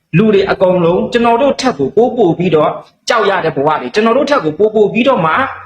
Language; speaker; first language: Burmese; native; Burmese